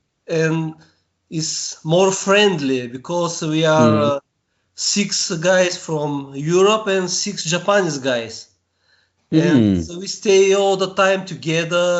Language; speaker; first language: English; non-native, learner; Bulgarian